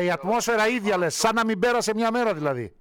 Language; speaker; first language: Greek; native; Greek